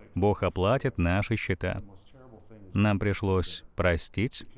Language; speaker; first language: Russian; non-native, fluent; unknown